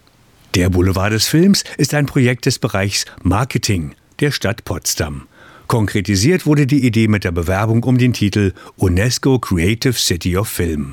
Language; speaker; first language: German; native; German